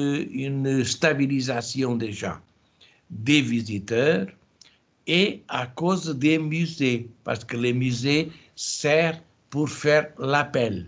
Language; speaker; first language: French; non-native, fluent; Portuguese